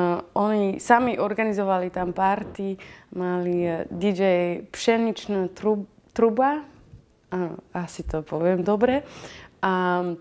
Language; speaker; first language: Slovak; non-native, fluent; Dutch